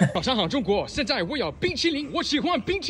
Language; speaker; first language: Chinese; non-native, learner; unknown